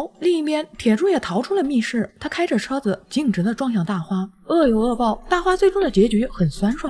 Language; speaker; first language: Chinese; native; Chinese